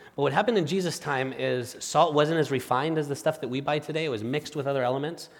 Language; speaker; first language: English; non-native, fluent; Spanish